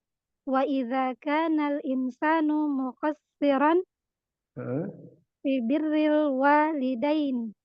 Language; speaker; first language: Arabic; non-native, learner; Indonesian